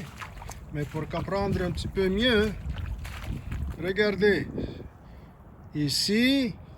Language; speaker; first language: French; non-native, local second language; English